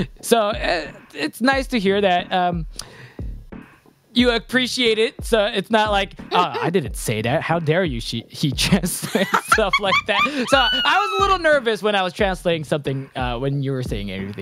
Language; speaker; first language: English; early bilingual, other home language; Japanese